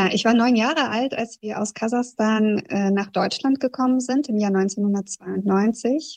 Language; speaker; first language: German; early bilingual, other home language; Russian